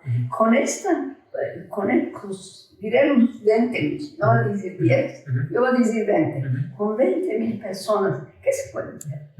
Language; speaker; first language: Spanish; early bilingual, heritage; Ladino